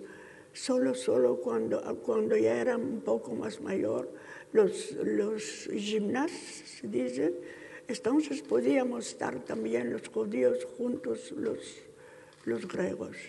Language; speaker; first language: Spanish; early bilingual, heritage; Ladino